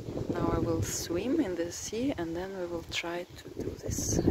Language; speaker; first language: English; non-native, fluent; Russian